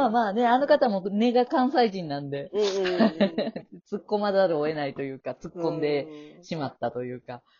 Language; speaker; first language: Japanese; native; Japanese